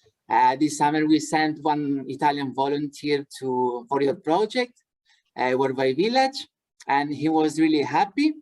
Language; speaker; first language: English; non-native, fluent; Italian